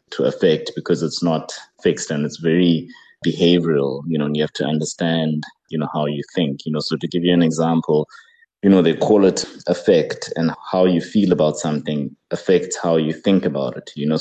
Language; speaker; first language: English; non-native, local second language; Xhosa